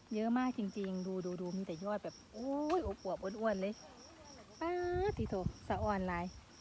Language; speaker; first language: Thai; non-native, local second language; Northeastern Thai